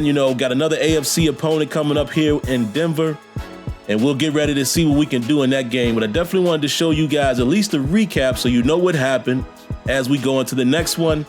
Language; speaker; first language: English; native; English